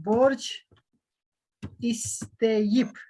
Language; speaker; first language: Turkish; non-native, fluent; Urdu